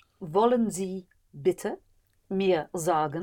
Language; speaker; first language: German; non-native, learner; English